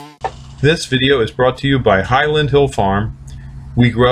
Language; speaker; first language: English; native; English